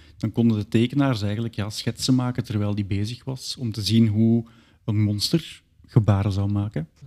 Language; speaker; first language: Dutch; native; Dutch